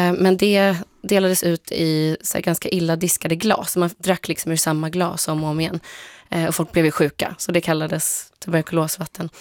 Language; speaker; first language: Swedish; early bilingual, other home language; Polish